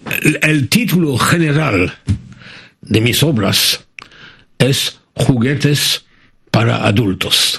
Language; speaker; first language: Spanish; non-native, fluent; French